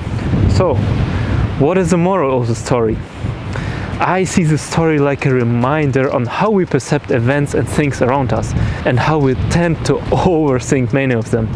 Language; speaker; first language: English; non-native, fluent; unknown